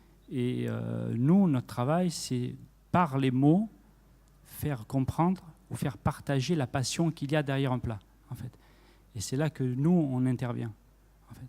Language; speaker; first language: French; native; French